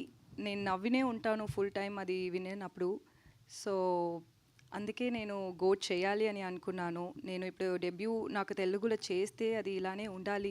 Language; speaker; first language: Telugu; non-native, learner; Tamil